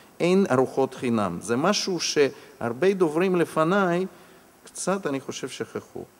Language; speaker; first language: Hebrew; non-native, fluent; Russian